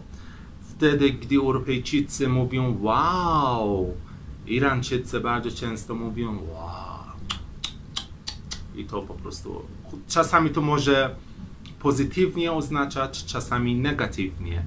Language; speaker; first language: Polish; non-native, fluent; Persian